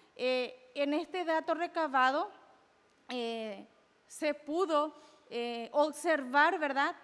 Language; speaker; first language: Spanish; native; Spanish